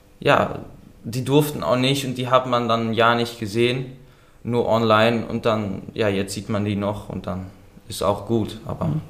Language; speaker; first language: German; early bilingual, other home language; Dutch